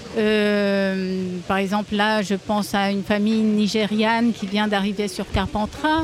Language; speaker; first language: French; native; French